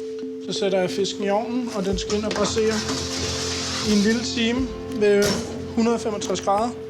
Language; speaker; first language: Danish; native; Danish